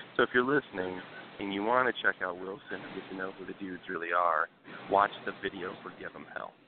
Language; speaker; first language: English; native; English